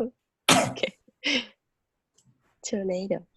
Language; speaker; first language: English; non-native, learner; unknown